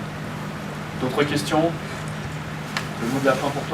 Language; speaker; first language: French; native; French